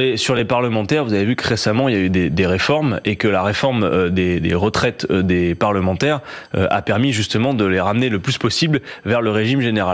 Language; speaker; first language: French; native; French